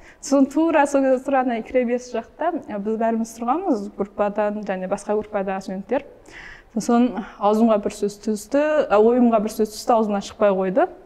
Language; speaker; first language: Kazakh; early bilingual, heritage; Kazakh